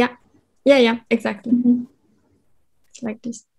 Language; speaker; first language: English; non-native, fluent; Kazakh